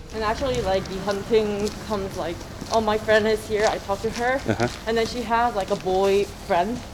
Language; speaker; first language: English; non-native, fluent; Korean